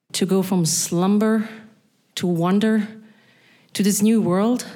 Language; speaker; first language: English; non-native, fluent; German